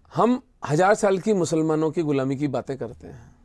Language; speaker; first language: Hindi; native; Hindi